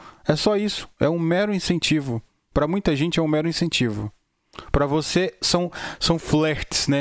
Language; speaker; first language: Portuguese; native; Portuguese